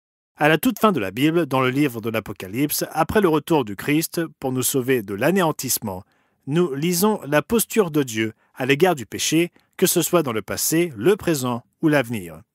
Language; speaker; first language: French; native; French